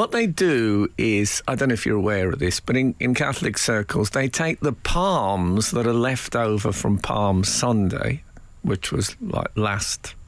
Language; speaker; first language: English; native; English